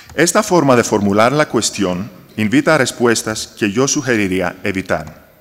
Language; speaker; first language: Spanish; non-native, fluent; Greek